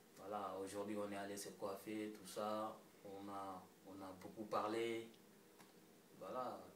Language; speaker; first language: French; non-native, local second language; Wolof